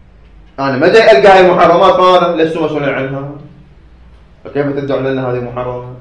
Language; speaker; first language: Arabic; native; Arabic